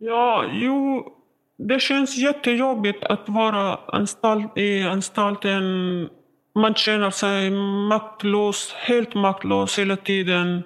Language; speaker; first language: Swedish; non-native, learner; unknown